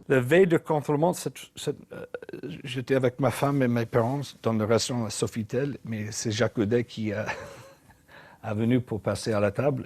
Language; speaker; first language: French; non-native, learner; English